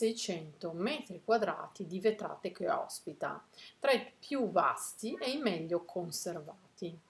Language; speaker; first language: Italian; native; Italian